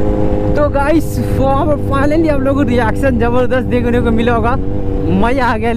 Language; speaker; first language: Hindi; native; Hindi